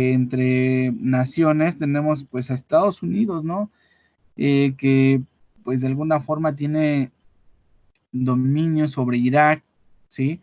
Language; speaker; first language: Spanish; native; Spanish